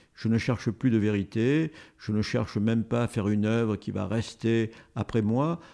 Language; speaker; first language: French; native; French